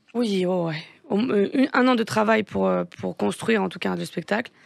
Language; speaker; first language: French; native; French